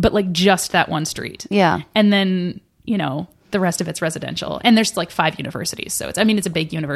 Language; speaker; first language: English; native; English